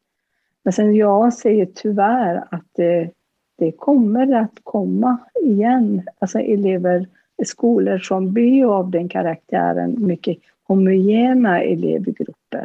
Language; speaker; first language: Swedish; non-native, fluent; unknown